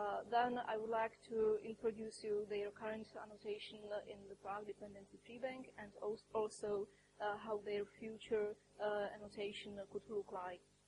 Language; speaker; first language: English; non-native, fluent; Czech